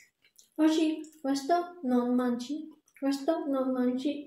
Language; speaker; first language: Italian; non-native, learner; Vietnamese